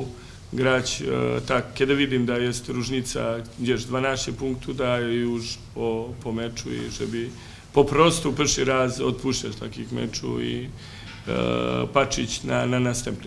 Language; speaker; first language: Polish; non-native, learner; Serbian